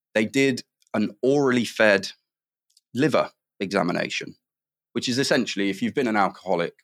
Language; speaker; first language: English; native; English